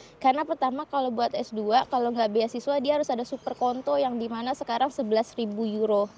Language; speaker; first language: Indonesian; native; Indonesian